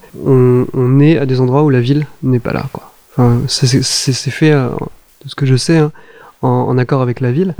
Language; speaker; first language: French; native; French